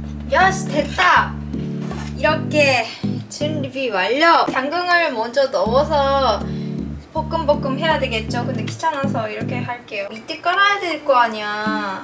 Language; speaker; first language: Korean; non-native, fluent; Japanese